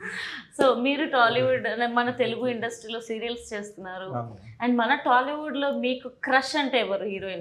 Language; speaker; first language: Telugu; native; Telugu